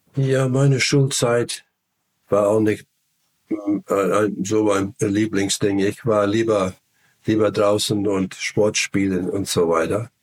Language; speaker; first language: German; non-native, fluent; English